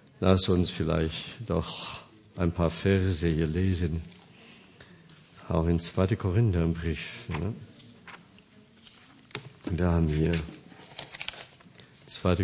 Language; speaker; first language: German; non-native, fluent; Korean